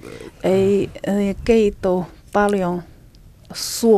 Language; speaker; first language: Finnish; non-native, learner; Chinese